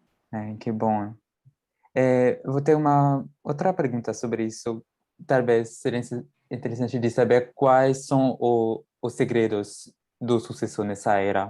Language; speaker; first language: Portuguese; non-native, fluent; French